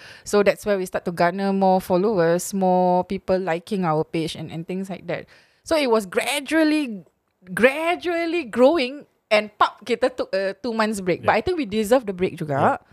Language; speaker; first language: English; non-native, local second language; Malay